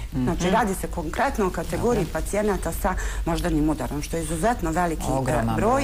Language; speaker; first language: Bosnian; native; Bosnian